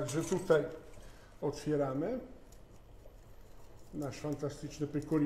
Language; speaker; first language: Polish; non-native, fluent; Italian